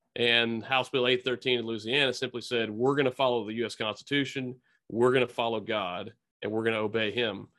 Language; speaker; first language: English; native; English